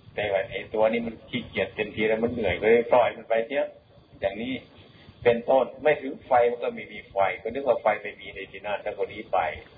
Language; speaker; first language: Thai; non-native, local second language; Lao